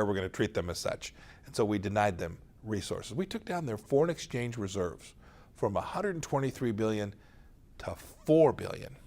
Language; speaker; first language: English; native; English